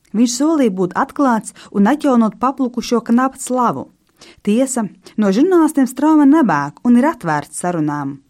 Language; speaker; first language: Latvian; native; Latvian